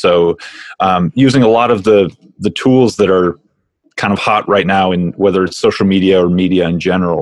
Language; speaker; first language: English; native; English